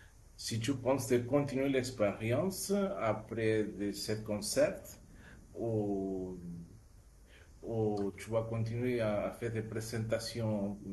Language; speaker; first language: French; non-native, fluent; Spanish